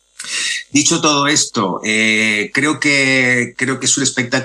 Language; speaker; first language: Spanish; native; Spanish